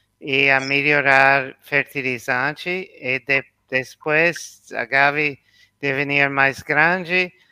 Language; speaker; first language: Portuguese; non-native, learner; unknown